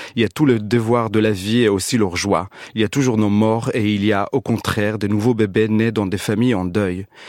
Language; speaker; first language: French; non-native, fluent; Hebrew